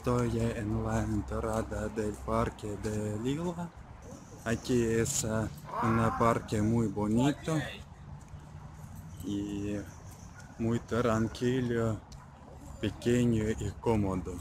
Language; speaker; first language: Spanish; non-native, learner; Russian